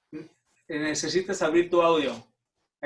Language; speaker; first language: Spanish; native; Spanish